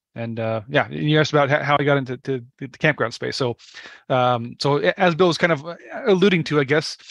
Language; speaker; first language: English; native; English